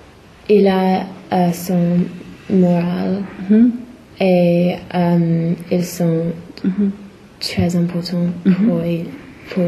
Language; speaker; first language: French; non-native, learner; English